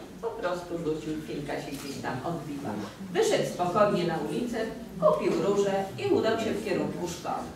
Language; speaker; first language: Polish; native; Polish